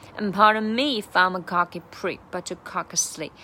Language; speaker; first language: English; non-native, fluent; Chinese